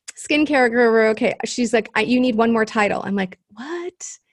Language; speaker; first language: English; native; English